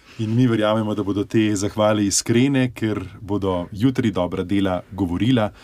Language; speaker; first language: Slovenian; native; Slovenian